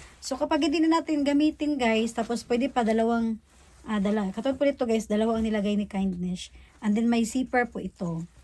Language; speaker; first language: Filipino; native; Filipino